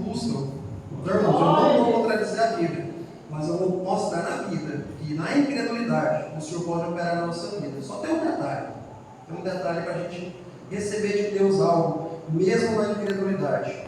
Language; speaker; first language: Portuguese; native; Portuguese